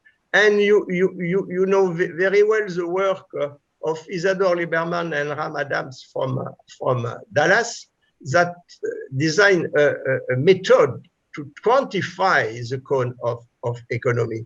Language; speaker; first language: English; non-native, fluent; French